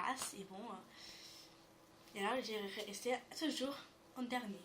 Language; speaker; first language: French; native; French